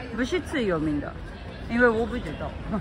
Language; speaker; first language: Chinese; non-native, learner; Japanese